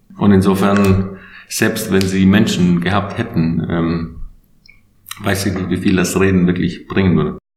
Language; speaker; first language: German; non-native, fluent; Albanian